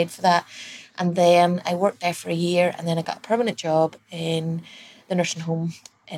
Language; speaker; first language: English; native; English